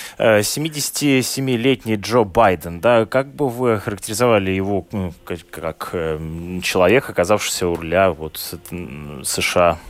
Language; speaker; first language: Russian; native; Russian